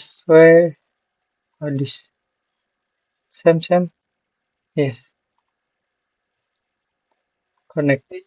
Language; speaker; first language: English; non-native, learner; Indonesian